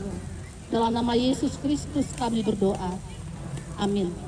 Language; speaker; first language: Indonesian; native; Indonesian